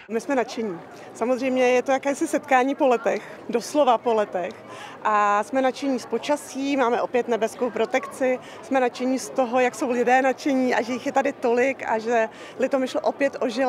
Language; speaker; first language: Czech; native; Czech